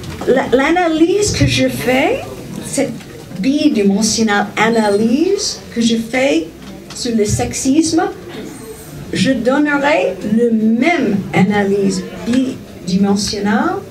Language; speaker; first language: French; non-native, fluent; English